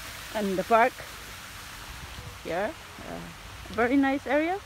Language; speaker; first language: English; non-native, local second language; Filipino